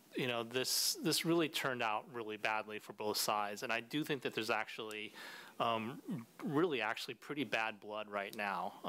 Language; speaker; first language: English; native; English